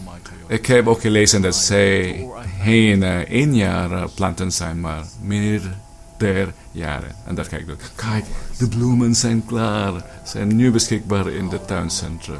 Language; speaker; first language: Dutch; non-native, learner; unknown